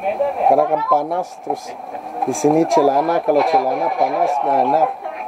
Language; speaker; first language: Indonesian; non-native, fluent; Dutch